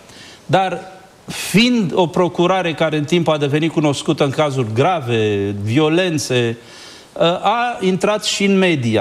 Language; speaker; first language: Romanian; native; Romanian